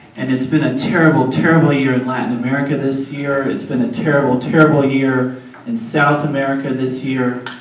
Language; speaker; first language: English; native; English